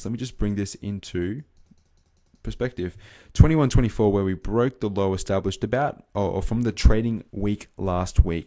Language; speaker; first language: English; native; English